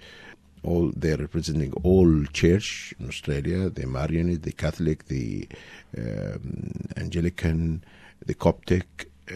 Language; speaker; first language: English; non-native, fluent; Arabic